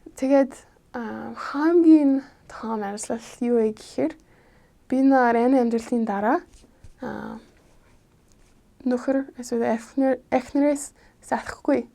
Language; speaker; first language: Mongolian; non-native, fluent; English